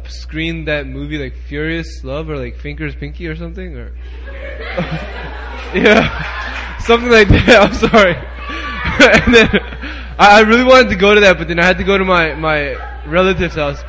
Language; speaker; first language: English; native; English